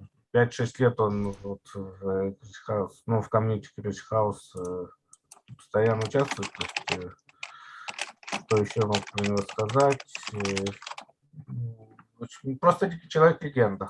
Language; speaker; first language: Russian; native; Russian